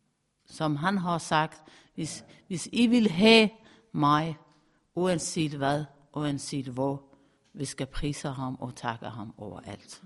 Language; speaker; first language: Danish; non-native, fluent; Persian